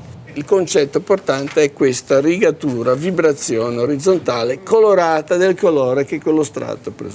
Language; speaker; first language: Italian; native; Italian